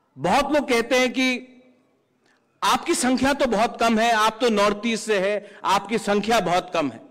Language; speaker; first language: Hindi; non-native, local second language; Kok Borok